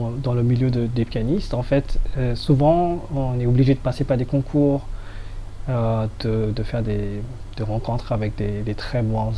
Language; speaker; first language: French; non-native, fluent; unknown